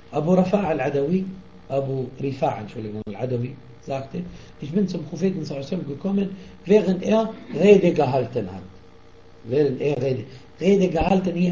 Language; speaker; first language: German; non-native, fluent; Arabic